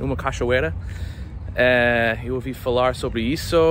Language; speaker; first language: Portuguese; non-native, fluent; English